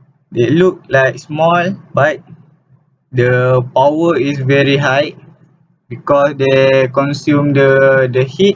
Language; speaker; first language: English; non-native, learner; Malay